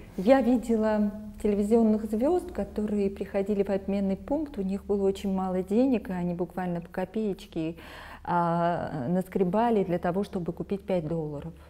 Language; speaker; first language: Russian; non-native, local second language; Armenian